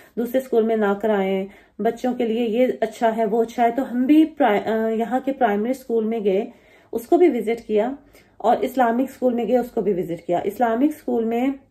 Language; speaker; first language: Urdu; native; Urdu